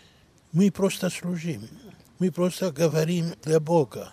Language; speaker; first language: Russian; non-native, learner; Greek